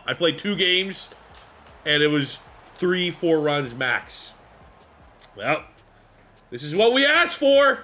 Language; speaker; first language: English; native; English